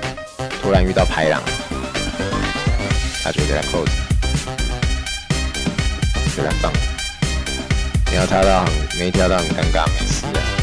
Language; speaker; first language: Chinese; native; Chinese